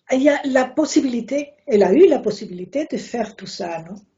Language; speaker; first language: French; non-native, fluent; Spanish